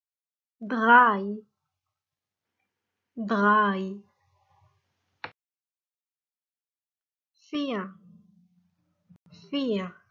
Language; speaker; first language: German; non-native, fluent; Arabic